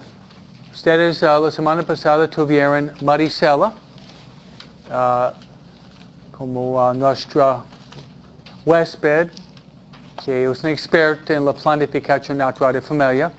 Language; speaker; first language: Spanish; non-native, fluent; English